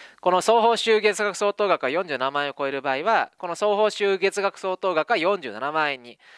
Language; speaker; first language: Japanese; native; Japanese